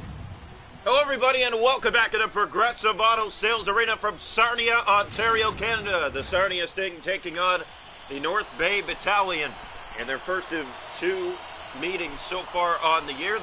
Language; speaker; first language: English; native; English